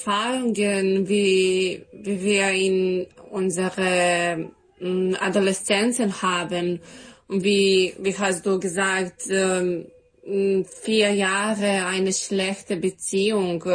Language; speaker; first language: German; non-native, learner; Serbian